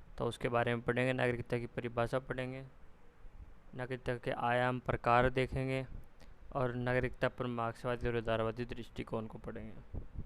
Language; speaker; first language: Hindi; native; Hindi